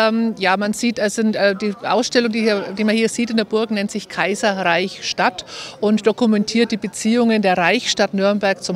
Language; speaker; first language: German; native; German